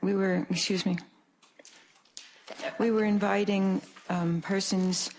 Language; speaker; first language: English; native; English